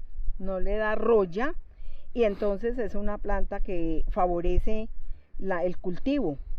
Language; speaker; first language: Spanish; native; Spanish